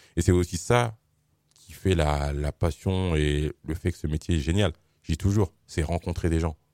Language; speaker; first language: French; native; French